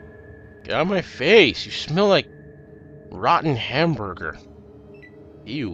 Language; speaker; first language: English; native; English